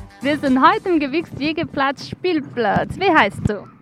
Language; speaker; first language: German; non-native, fluent; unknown